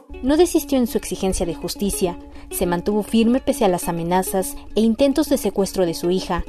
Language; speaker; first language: Spanish; native; Spanish